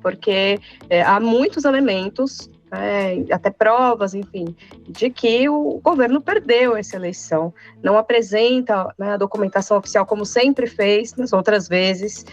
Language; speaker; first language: Portuguese; native; Portuguese